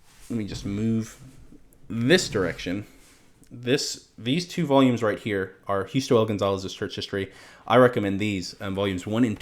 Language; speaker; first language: English; native; English